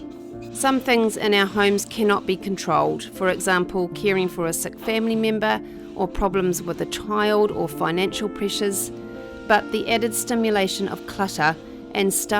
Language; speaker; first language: English; native; English